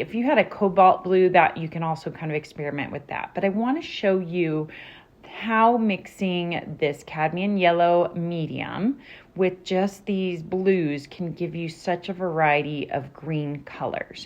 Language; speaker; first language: English; native; English